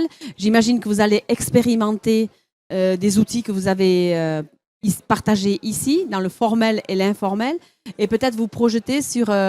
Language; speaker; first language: French; native; French